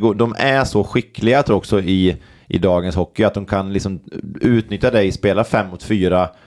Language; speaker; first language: Swedish; native; Swedish